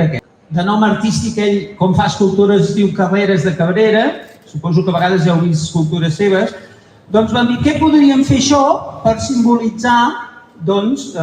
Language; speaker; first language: Catalan; native; Catalan